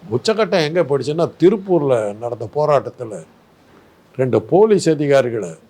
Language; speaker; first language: Tamil; non-native, local second language; Telugu